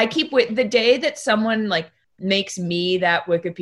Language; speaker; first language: English; native; English